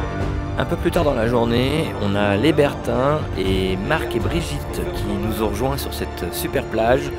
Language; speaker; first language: French; native; French